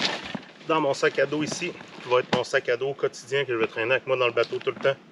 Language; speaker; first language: French; native; French